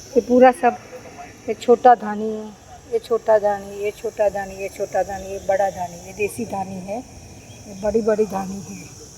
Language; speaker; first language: Hindi; non-native, local second language; Gujarati